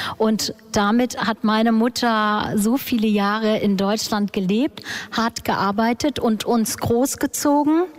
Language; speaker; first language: German; early bilingual, other home language; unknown